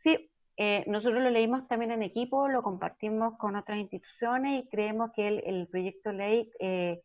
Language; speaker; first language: Spanish; native; Spanish